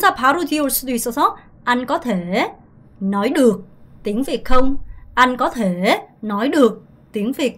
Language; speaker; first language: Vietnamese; non-native, fluent; Korean